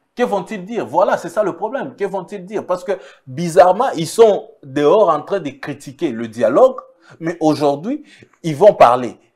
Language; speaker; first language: French; non-native, local second language; Swahili